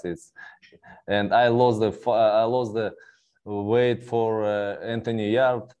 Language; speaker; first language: English; non-native, learner; Russian